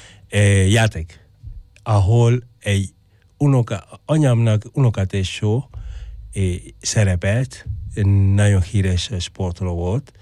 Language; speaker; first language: Hungarian; non-native, fluent; Spanish